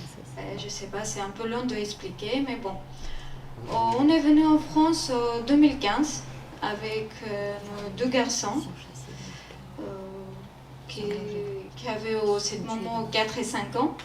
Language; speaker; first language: French; non-native, learner; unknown